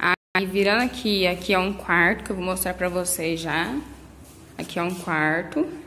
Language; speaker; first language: Portuguese; native; Portuguese